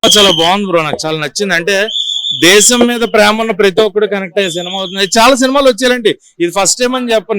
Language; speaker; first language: Telugu; native; Telugu